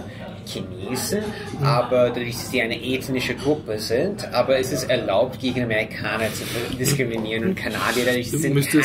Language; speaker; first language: German; non-native, fluent; English